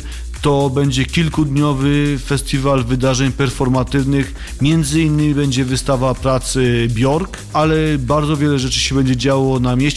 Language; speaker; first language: Polish; native; Polish